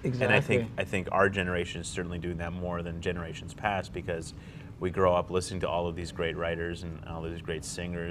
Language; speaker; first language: English; native; English